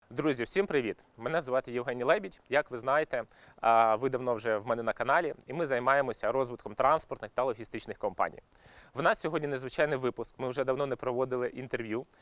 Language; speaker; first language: Ukrainian; non-native, local second language; Russian